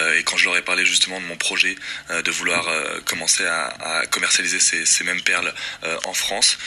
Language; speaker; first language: French; native; French